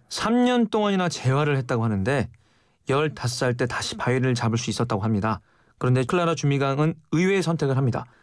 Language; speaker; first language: Korean; native; Korean